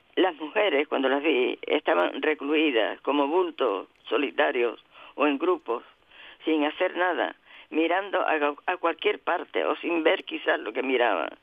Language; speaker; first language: Spanish; native; Spanish